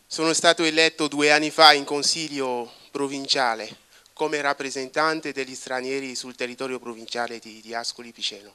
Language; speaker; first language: Italian; non-native, fluent; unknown